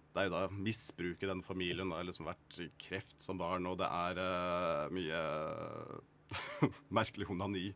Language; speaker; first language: Norwegian; native; Norwegian